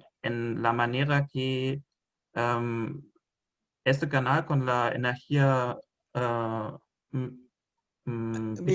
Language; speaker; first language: Spanish; non-native, fluent; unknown